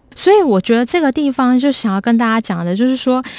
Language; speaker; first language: Chinese; non-native, local second language; Min Nan Chinese